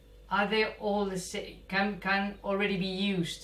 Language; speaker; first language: English; non-native, fluent; Spanish